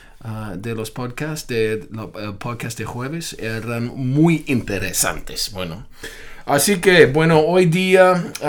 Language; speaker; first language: Spanish; non-native, fluent; English